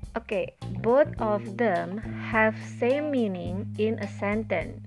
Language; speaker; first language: English; non-native, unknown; Indonesian